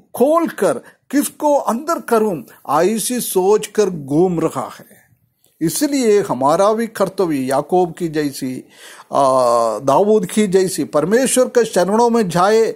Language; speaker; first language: Hindi; non-native, local second language; Malayalam